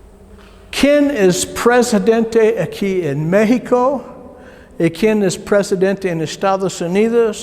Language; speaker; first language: Spanish; non-native, learner; English